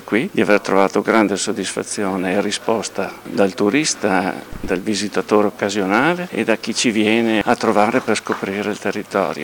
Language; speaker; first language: Italian; native; Italian